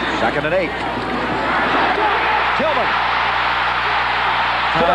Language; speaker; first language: English; native; English